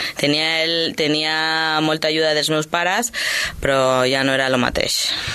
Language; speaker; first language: Catalan; early bilingual, other home language; Spanish